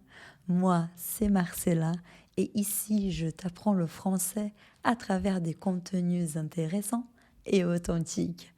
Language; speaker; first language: French; non-native, fluent; Portuguese